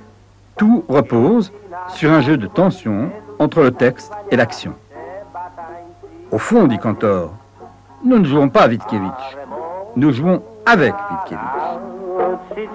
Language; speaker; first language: French; native; French